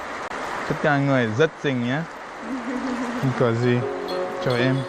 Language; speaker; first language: Vietnamese; non-native, learner; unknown